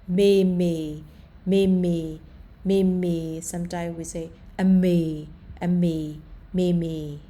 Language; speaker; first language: Burmese; native; Burmese